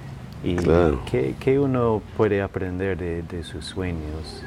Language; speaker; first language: Spanish; non-native, fluent; English